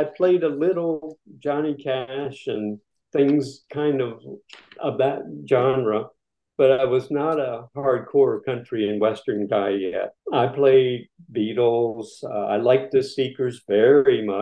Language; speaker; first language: English; native; English